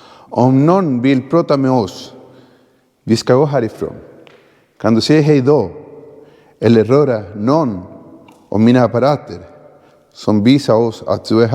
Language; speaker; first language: Swedish; non-native, fluent; Spanish